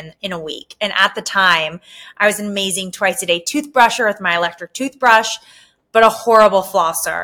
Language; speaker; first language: English; native; English